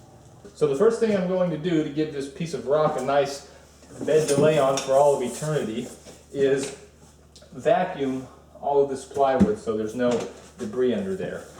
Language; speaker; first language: English; native; English